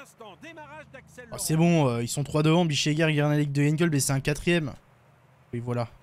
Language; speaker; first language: French; native; French